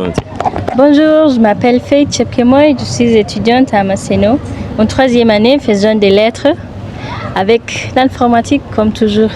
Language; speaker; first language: French; non-native, fluent; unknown